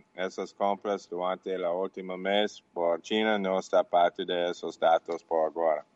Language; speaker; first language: Portuguese; non-native, learner; English